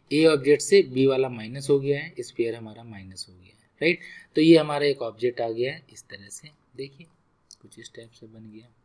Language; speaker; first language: Hindi; native; Hindi